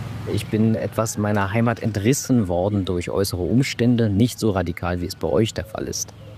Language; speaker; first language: German; native; German